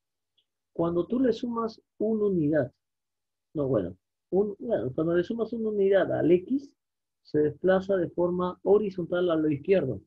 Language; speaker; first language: Spanish; native; Spanish